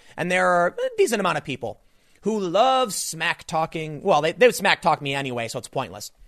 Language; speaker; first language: English; native; English